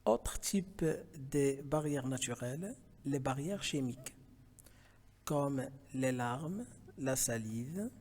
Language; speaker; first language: French; non-native, local second language; Arabic